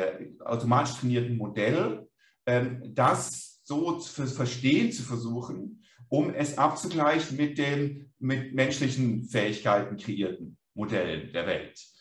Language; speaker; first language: German; native; German